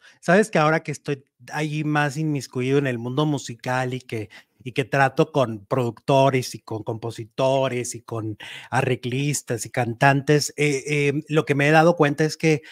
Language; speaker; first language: Spanish; native; Spanish